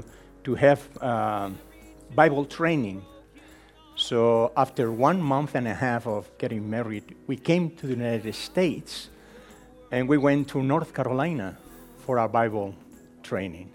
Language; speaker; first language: English; non-native, fluent; Spanish